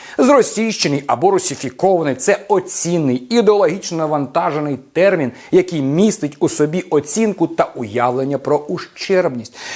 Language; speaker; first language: Ukrainian; non-native, local second language; Russian